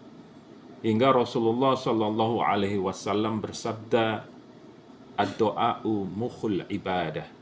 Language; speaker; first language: Indonesian; native; Indonesian